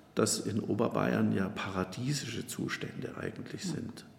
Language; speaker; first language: German; native; German